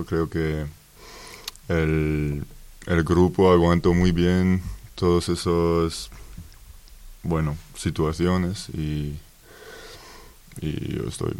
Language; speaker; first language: Spanish; non-native, fluent; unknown